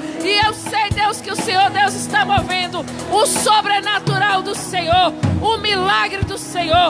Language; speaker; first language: Portuguese; native; Portuguese